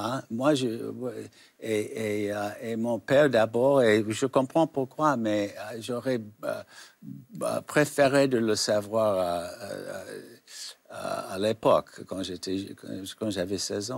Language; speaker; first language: French; non-native, fluent; English